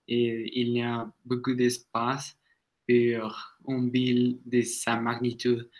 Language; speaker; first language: French; non-native, learner; Spanish